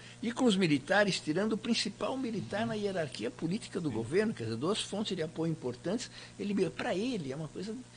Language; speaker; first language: Portuguese; native; Portuguese